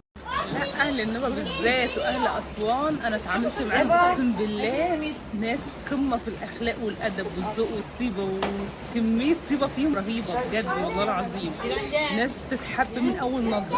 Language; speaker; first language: Arabic; native; Arabic